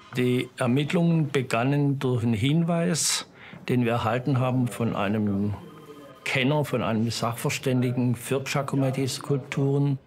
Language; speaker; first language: German; native; German